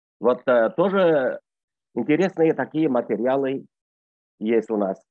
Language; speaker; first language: Russian; non-native, local second language; Bashkir